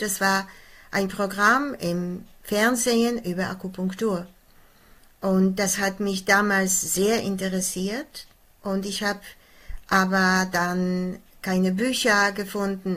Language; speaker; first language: German; non-native, fluent; Polish